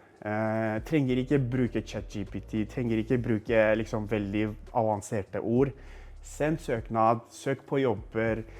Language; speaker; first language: Norwegian; non-native, fluent; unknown